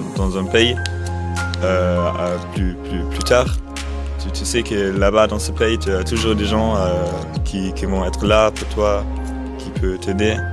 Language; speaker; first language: French; non-native, learner; German